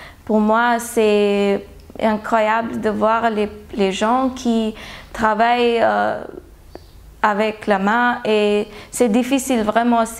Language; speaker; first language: French; non-native, learner; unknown